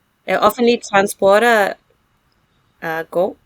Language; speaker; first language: Danish; non-native, learner; English